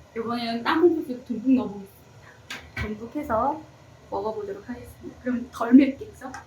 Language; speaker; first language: Korean; early bilingual, heritage; Korean